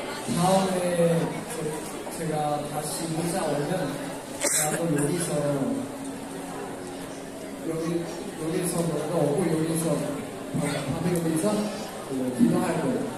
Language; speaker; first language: Korean; non-native, learner; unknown